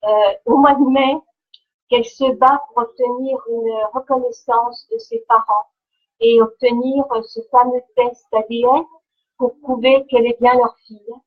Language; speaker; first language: French; native; French